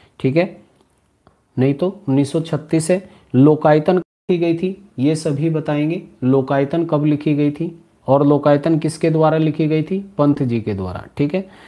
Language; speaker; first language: Hindi; native; Hindi